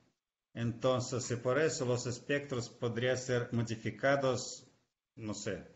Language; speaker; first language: Spanish; non-native, fluent; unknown